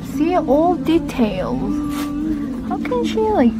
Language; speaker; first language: English; non-native, fluent; Korean